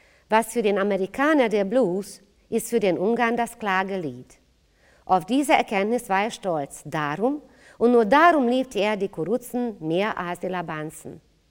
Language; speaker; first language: German; non-native, fluent; Hungarian